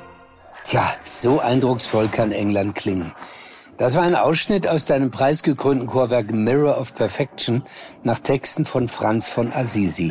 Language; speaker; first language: German; native; German